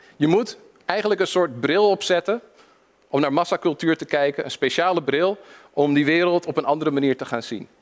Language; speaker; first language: Dutch; early bilingual, other home language; English